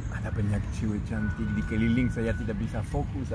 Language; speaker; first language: Indonesian; non-native, fluent; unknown